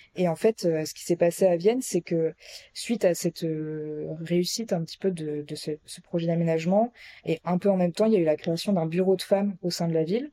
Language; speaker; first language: French; native; French